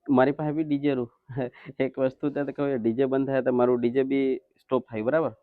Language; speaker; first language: Gujarati; non-native, local second language; Bhili